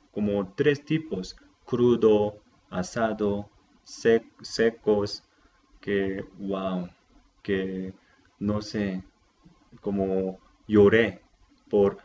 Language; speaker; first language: Spanish; non-native, fluent; Japanese